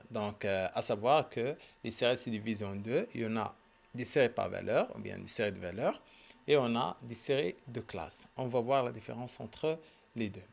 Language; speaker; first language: French; non-native, local second language; Arabic